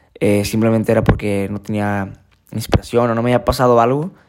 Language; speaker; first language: Spanish; native; Spanish